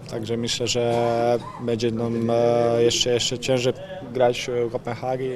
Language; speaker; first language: Polish; non-native, fluent; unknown